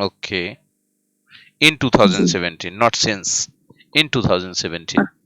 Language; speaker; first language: English; non-native, fluent; Hindi